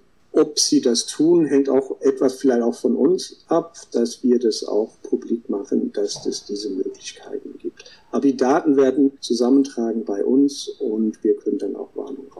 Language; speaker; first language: German; non-native, fluent; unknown